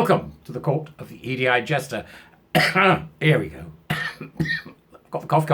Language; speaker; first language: English; native; English